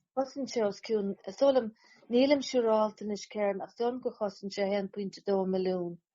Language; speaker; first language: Irish; native; Irish